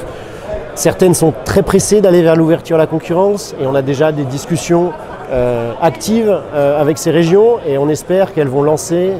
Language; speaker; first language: French; native; French